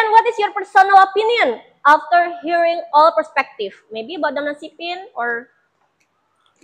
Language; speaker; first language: English; non-native, fluent; Indonesian